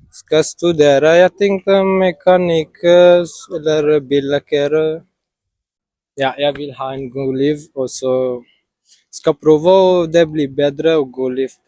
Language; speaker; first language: Norwegian; non-native, learner; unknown